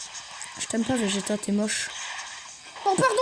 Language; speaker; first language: French; native; French